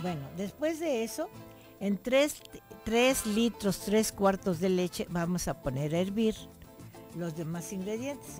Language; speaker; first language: Spanish; native; Spanish